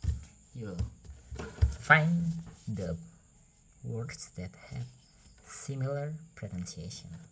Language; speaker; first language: English; non-native, learner; Indonesian